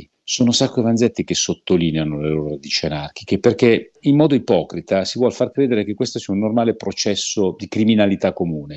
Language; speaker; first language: Italian; native; Italian